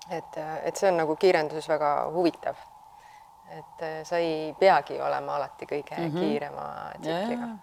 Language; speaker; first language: Estonian; native; Estonian